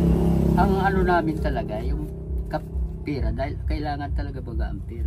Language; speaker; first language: Filipino; native; Filipino